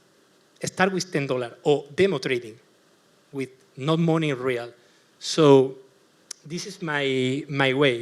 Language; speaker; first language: English; non-native, learner; Spanish